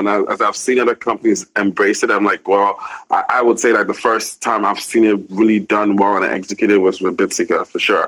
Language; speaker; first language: English; non-native, local second language; Igbo